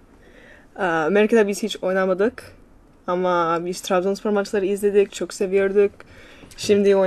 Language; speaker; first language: Turkish; early bilingual, other home language; English